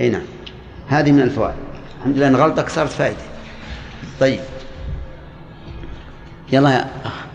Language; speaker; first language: Arabic; native; Arabic